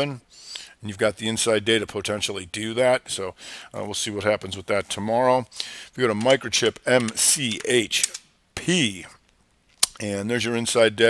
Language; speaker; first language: English; native; English